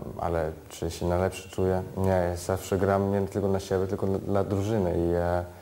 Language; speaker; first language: Polish; early bilingual, heritage; Polish